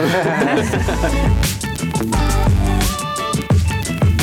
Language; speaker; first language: English; native; English